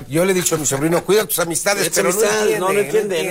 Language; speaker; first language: Spanish; native; Spanish